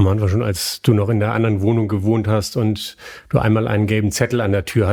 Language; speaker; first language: German; native; German